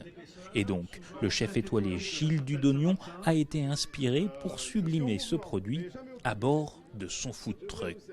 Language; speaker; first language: French; native; French